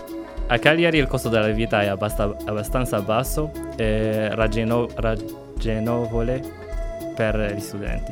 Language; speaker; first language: Italian; non-native, fluent; Arabic